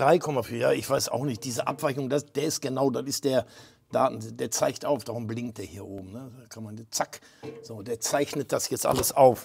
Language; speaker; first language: German; native; German